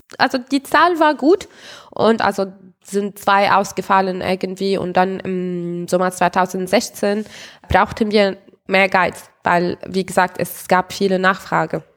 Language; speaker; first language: German; non-native, fluent; Arabic